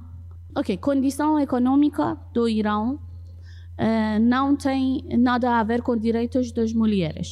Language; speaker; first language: Portuguese; non-native, fluent; Persian